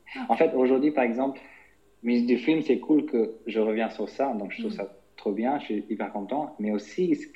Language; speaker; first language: French; non-native, fluent; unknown